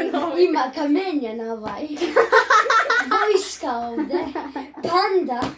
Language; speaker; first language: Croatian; early bilingual, heritage; Croatian